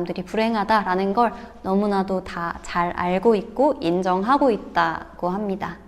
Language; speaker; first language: Korean; native; Korean